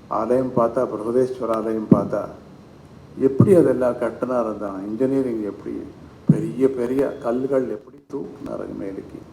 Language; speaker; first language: Tamil; non-native, fluent; Kannada